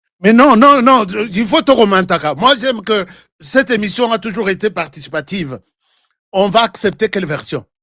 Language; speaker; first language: French; non-native, local second language; Lingala